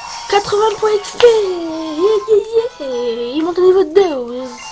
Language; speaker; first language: French; native; French